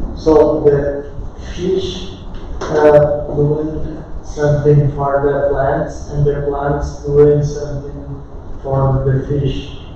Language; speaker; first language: English; non-native, learner; Portuguese